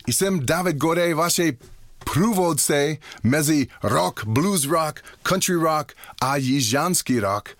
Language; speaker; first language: Czech; non-native, learner; English